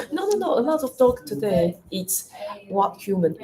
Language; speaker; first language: English; non-native, learner; Chinese